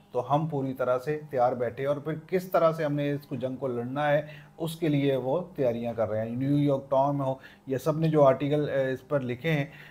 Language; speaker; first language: Urdu; non-native, local second language; Punjabi